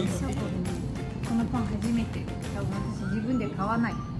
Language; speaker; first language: Japanese; non-native, learner; Mongolian